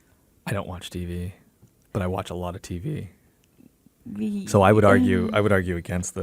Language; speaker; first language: English; native; English